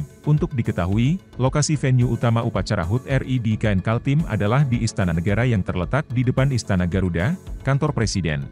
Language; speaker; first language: Indonesian; native; Indonesian